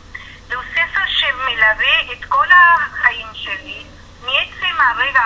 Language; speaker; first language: Hebrew; non-native, fluent; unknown